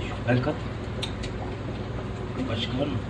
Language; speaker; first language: Turkish; non-native, learner; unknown